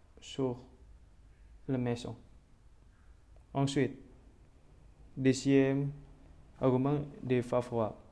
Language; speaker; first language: French; non-native, learner; Indonesian